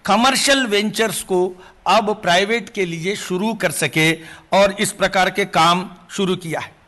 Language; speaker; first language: Hindi; non-native, local second language; Telugu